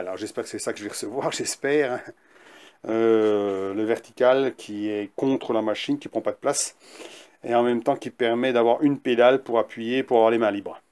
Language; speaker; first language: French; native; French